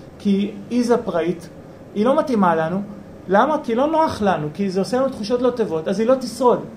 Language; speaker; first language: Hebrew; native; Hebrew